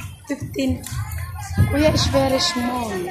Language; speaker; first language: English; non-native, local second language; Cebuano